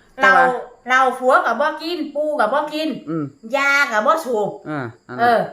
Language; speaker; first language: Thai; non-native, fluent; Vietnamese